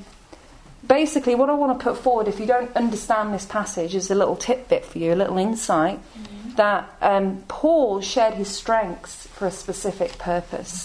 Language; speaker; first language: English; native; English